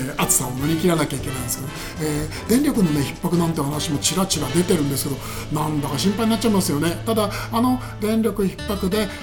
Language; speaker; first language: Japanese; native; Japanese